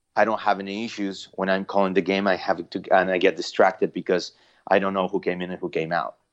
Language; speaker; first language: English; non-native, fluent; Spanish